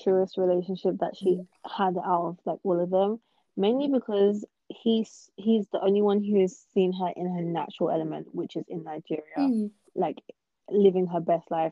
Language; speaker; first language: English; native; English